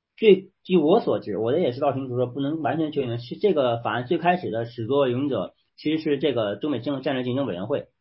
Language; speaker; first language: Chinese; native; Chinese